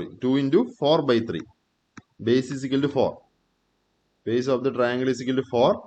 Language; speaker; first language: English; non-native, local second language; Malayalam